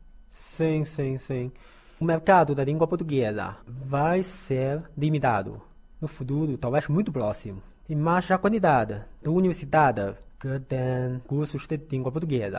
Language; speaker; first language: Portuguese; non-native, learner; Chinese